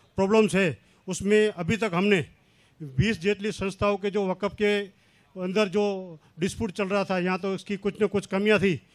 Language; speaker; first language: Hindi; non-native, local second language; Kachhi